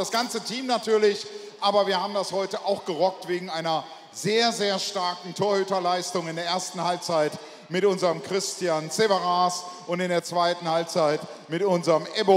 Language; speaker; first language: German; native; German